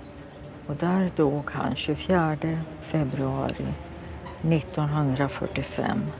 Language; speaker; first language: Swedish; early bilingual, other home language; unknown